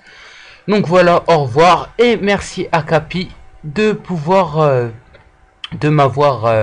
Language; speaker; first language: French; native; French